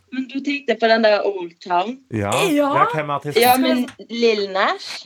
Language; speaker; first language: Norwegian; native; Norwegian